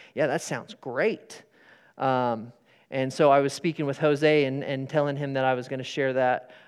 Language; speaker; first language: English; native; English